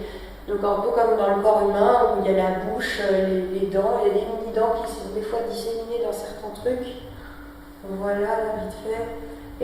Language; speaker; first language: French; native; French